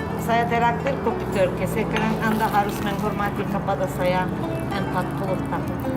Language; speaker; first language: Indonesian; non-native, fluent; Turkish